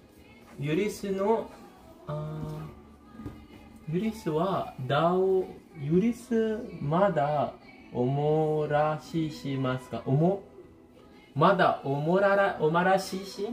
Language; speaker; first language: Japanese; non-native, fluent; Filipino